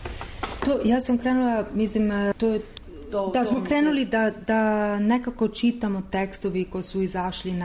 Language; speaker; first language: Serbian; non-native, learner; Italian